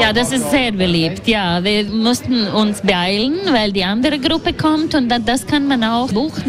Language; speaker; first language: German; non-native, learner; Latvian